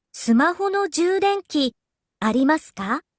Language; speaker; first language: Japanese; non-native, learner; Indonesian